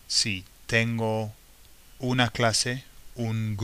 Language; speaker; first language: Spanish; non-native, fluent; English